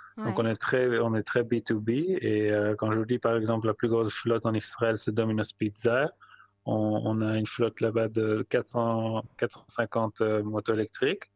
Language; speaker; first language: French; native; French